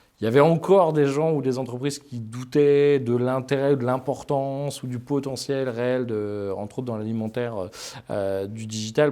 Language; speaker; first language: French; native; French